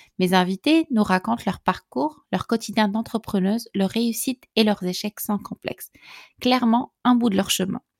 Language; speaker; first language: French; native; French